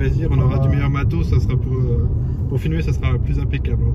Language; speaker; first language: French; native; French